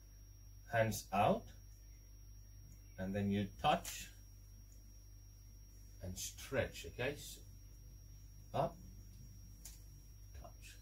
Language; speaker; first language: English; non-native, local second language; Tamil